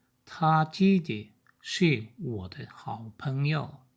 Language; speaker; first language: Chinese; non-native, learner; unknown